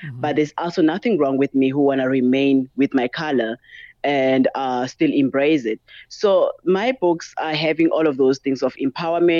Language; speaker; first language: English; non-native, local second language; Tsonga